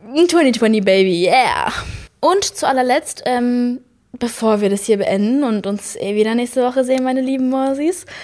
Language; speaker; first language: German; native; German